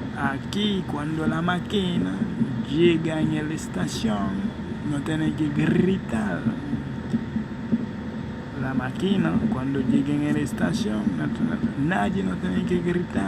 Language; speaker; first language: Spanish; non-native, fluent; Haitian Creole